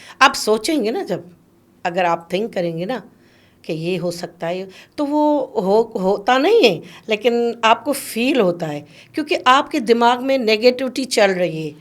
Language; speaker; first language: Urdu; non-native, local second language; Sindhi